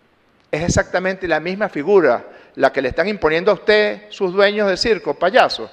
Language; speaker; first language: Spanish; native; Spanish